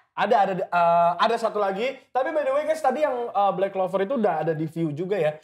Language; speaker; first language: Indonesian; native; Indonesian